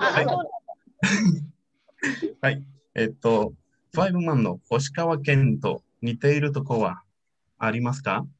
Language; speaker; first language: Japanese; non-native, learner; Spanish